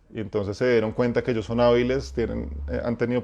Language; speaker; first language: Spanish; native; Spanish